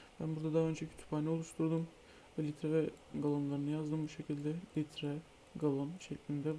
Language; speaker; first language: Turkish; native; Turkish